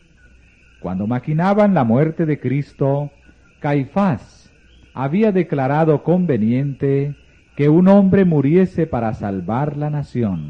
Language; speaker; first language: Spanish; native; Spanish